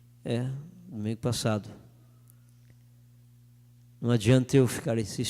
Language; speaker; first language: Portuguese; native; Portuguese